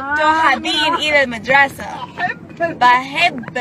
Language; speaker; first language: Arabic; non-native, learner; English